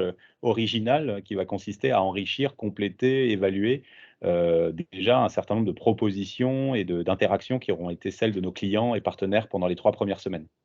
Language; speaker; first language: French; native; French